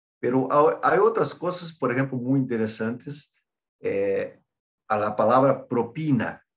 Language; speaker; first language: Spanish; non-native, fluent; Portuguese